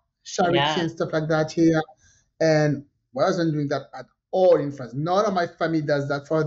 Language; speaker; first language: English; non-native, fluent; French